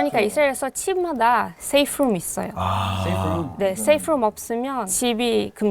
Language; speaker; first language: Korean; non-native, fluent; Hebrew